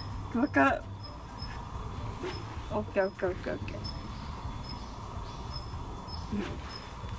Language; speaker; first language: Japanese; native; Japanese